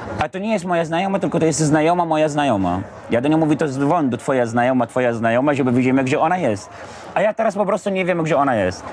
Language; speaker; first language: Polish; non-native, fluent; Arabic